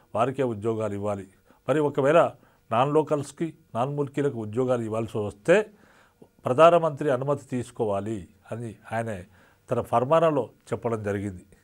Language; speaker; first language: Telugu; native; Telugu